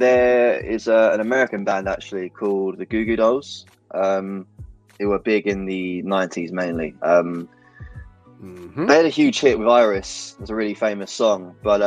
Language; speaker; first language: English; native; English